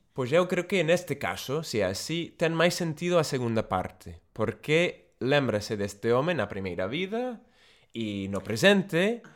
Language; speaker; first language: Galician; non-native, fluent; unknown